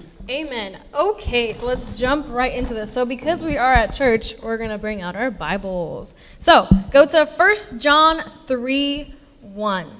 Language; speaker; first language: English; early bilingual, other home language; Spanish